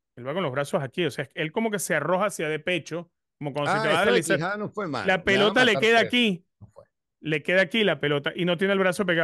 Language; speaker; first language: Spanish; native; Spanish